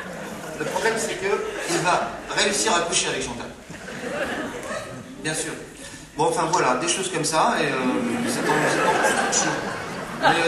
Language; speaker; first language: French; native; French